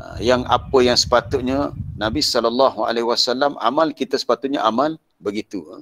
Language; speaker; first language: Malay; native; Malay